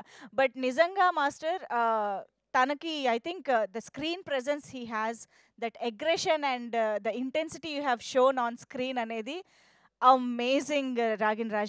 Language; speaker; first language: Telugu; native; Telugu